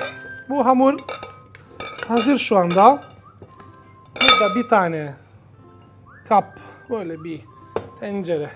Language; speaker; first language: Turkish; non-native, learner; Italian